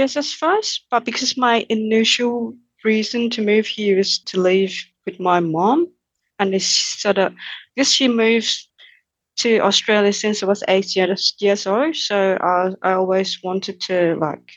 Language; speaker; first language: English; non-native, fluent; Thai